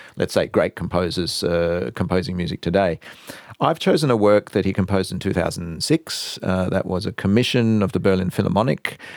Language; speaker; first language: English; native; English